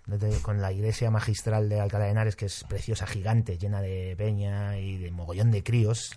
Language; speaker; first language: Spanish; native; Spanish